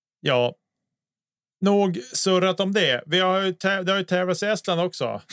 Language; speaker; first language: Swedish; native; Swedish